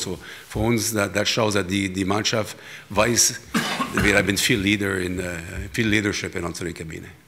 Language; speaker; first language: German; non-native, learner; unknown